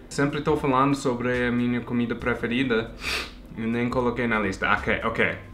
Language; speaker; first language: Portuguese; non-native, fluent; English